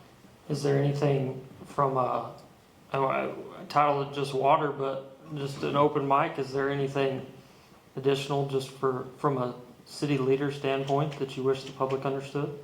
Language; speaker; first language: English; native; English